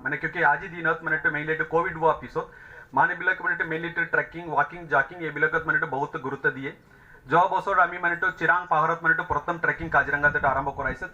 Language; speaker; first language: Assamese; non-native, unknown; Tamil